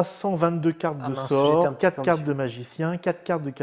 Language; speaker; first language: French; native; French